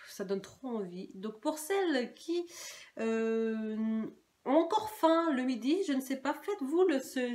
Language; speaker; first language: French; native; French